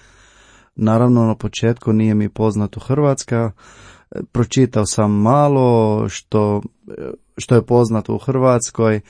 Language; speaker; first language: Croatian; non-native, learner; Arabic